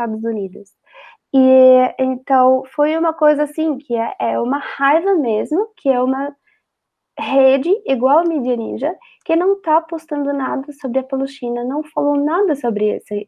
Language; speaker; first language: Portuguese; non-native, fluent; Arabic